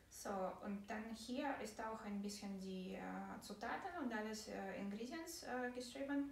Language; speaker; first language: German; non-native, fluent; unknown